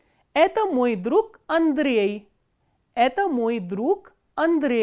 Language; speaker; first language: Russian; non-native, fluent; Hindi